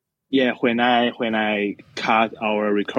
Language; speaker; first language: English; non-native, learner; Chinese